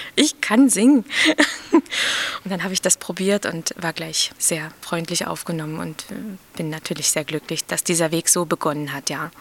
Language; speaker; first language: German; native; German